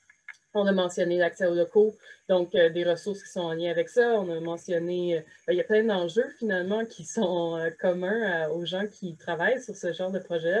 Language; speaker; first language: French; native; French